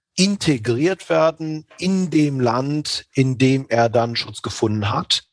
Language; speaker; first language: German; native; German